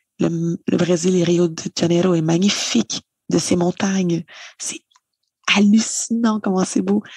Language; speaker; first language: French; native; French